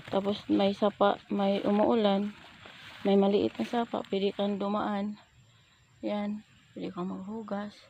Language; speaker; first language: Filipino; non-native, local second language; Cebuano